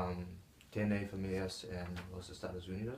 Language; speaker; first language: Spanish; non-native, learner; English